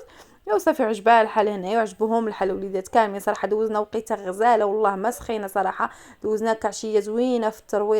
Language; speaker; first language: Arabic; native; Arabic